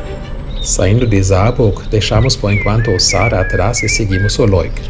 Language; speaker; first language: Portuguese; native; Portuguese